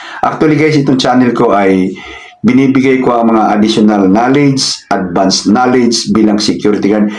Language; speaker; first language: Filipino; native; Filipino